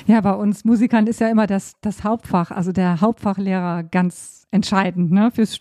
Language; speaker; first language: German; native; German